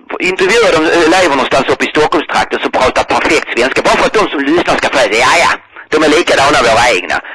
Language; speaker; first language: Swedish; native; Swedish